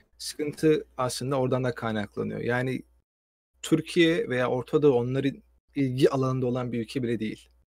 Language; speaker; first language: Turkish; native; Turkish